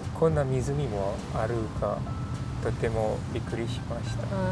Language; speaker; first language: Japanese; non-native, learner; English